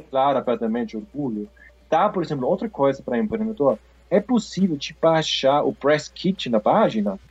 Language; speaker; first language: Portuguese; non-native, fluent; German